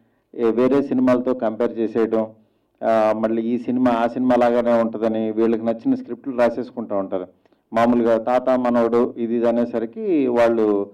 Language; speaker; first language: Telugu; native; Telugu